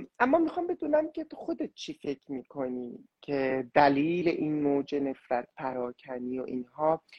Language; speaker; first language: Persian; native; Persian